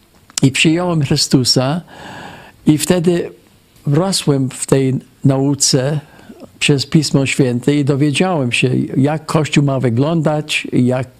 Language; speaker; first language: Polish; early bilingual, heritage; Polish